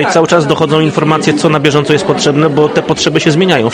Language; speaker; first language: Polish; native; Polish